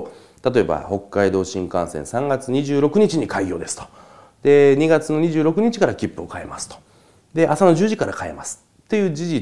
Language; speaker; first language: Japanese; native; Japanese